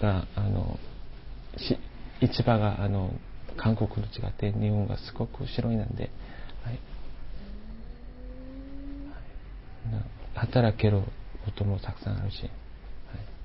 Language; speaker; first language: Japanese; non-native, fluent; Korean